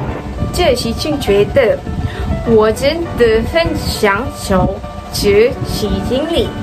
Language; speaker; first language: Chinese; non-native, learner; Malay